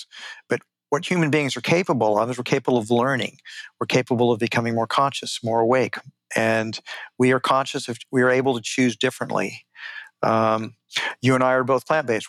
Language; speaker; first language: English; native; English